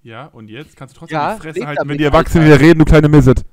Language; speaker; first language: German; native; German